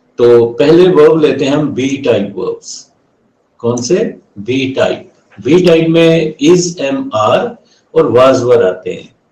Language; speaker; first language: Hindi; native; Hindi